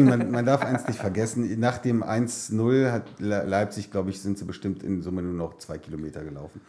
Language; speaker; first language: German; native; German